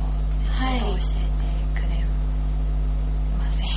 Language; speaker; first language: Japanese; non-native, learner; Chinese